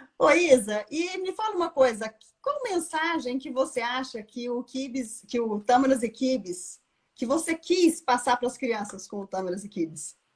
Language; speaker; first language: Portuguese; native; Portuguese